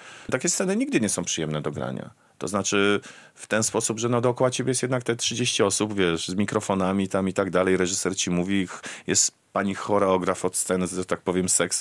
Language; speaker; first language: Polish; native; Polish